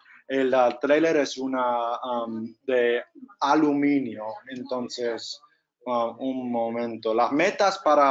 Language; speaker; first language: Spanish; non-native, fluent; English